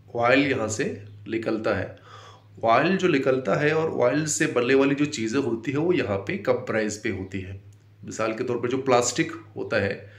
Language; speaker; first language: Urdu; non-native, fluent; Baluchi